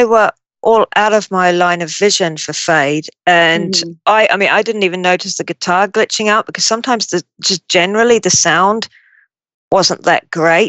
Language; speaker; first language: English; native; English